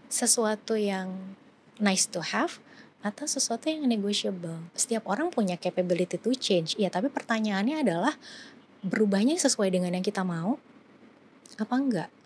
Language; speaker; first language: Indonesian; native; Indonesian